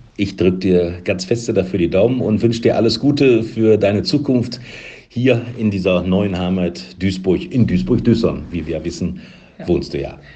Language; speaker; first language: German; native; German